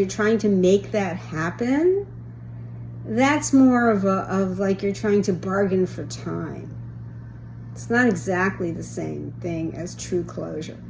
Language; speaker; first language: English; native; English